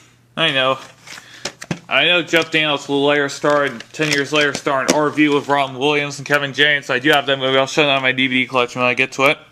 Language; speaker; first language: English; native; English